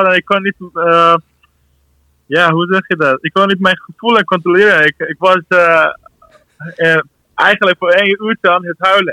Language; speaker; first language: Dutch; non-native, learner; Persian